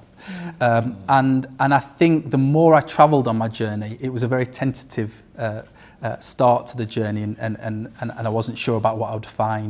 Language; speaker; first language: English; native; English